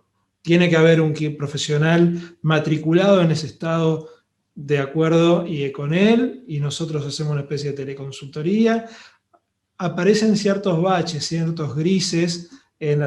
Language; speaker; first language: Spanish; native; Spanish